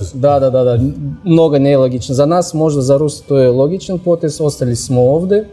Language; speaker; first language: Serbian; non-native, fluent; Russian